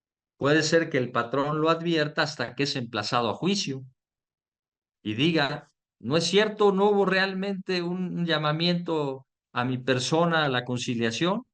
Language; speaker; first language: Spanish; native; Spanish